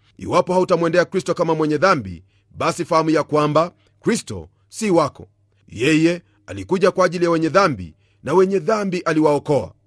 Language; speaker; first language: Swahili; non-native, local second language; Luyia